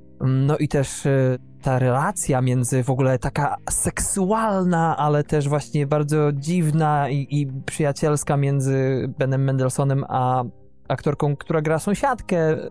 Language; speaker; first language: Polish; native; Polish